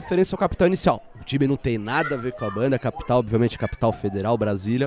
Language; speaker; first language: Portuguese; native; Portuguese